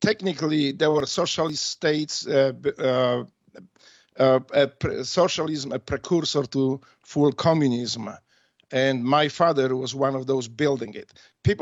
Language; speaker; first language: English; non-native, fluent; Polish